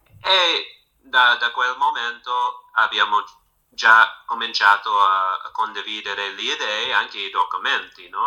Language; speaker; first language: Italian; non-native, fluent; English